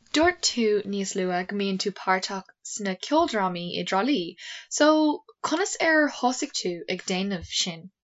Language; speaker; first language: Irish; non-native, local second language; English